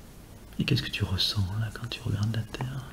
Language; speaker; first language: French; native; French